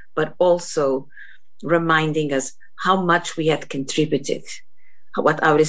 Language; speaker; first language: English; non-native, fluent; Portuguese